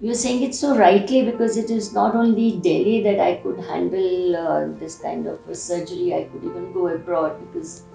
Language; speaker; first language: English; non-native, local second language; Hindi